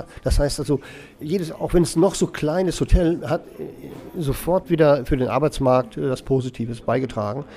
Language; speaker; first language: German; native; German